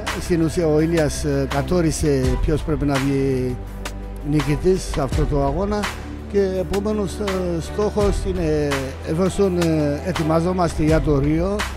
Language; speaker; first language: Greek; non-native, fluent; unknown